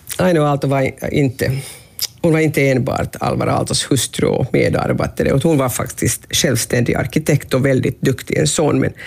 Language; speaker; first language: Swedish; non-native, local second language; Finnish